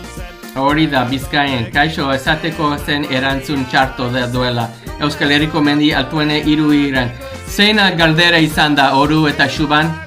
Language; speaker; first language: Basque; non-native, learner; English